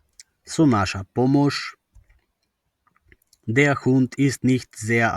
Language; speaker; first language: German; non-native, fluent; Macedonian